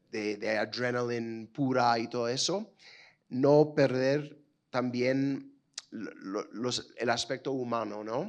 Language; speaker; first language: Spanish; non-native, fluent; English